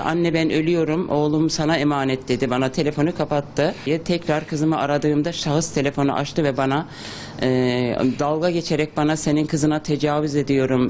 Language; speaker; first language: Turkish; native; Turkish